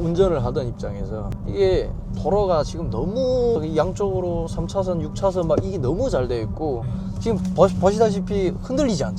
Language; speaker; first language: Korean; native; Korean